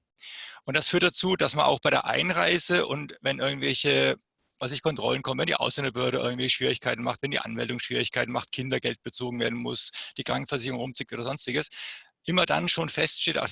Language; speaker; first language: German; native; German